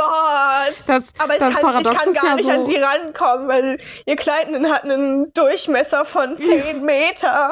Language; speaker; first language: German; native; German